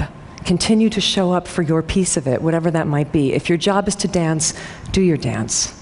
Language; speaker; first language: English; native; English